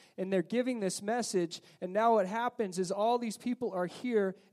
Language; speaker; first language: English; native; English